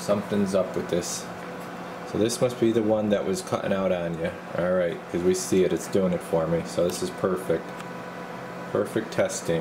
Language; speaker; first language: English; native; English